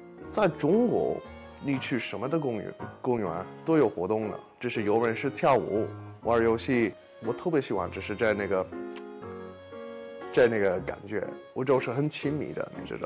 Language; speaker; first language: Chinese; non-native, fluent; English